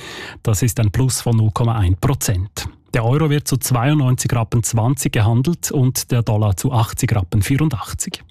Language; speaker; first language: German; native; German